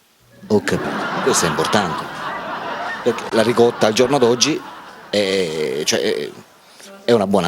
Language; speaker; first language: Italian; native; Italian